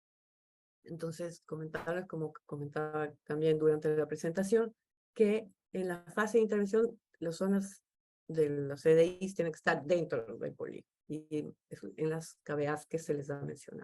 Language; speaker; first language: Spanish; native; Spanish